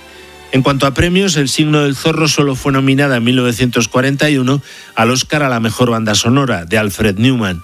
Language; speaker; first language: Spanish; native; Spanish